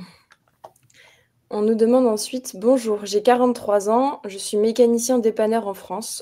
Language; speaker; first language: French; native; French